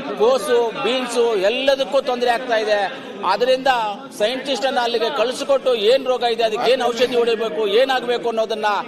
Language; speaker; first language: Kannada; native; Kannada